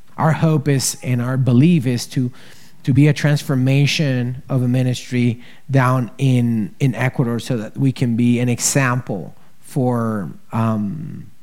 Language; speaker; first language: English; early bilingual, other home language; Spanish